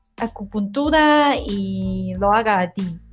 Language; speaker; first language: Spanish; non-native, learner; Chinese